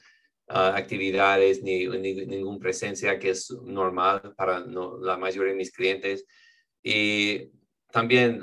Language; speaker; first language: Spanish; non-native, fluent; English